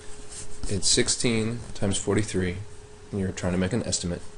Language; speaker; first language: English; native; English